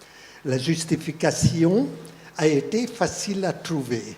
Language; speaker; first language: French; non-native, fluent; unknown